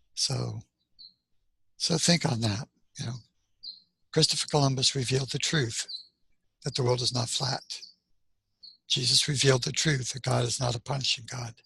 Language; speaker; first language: English; native; English